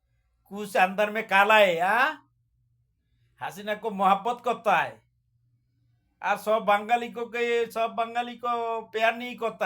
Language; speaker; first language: Hindi; non-native, learner; Bangla